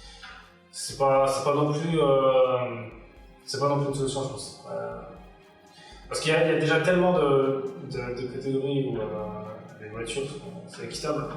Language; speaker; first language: French; native; French